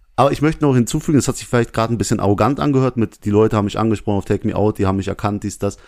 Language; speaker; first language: German; early bilingual, other home language; Urdu